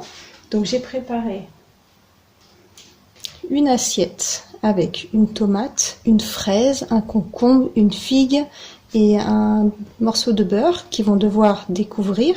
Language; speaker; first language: French; native; French